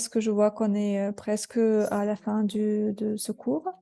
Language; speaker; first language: French; non-native, fluent; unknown